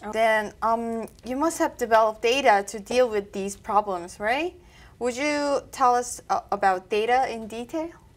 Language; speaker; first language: English; non-native, fluent; Korean